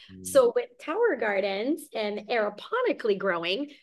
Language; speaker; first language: English; early bilingual, other home language; Hungarian